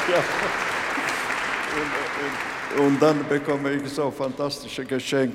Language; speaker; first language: German; non-native, fluent; Latvian